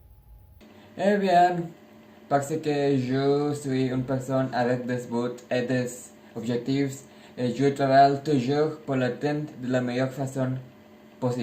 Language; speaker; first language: French; non-native, learner; Spanish